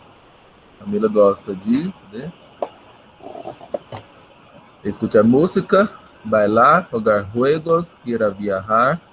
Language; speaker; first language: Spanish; non-native, fluent; Portuguese